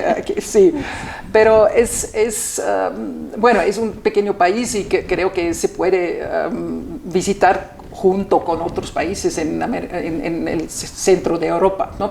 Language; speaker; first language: Spanish; non-native, fluent; German